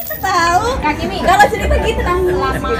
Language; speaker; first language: Indonesian; native; Indonesian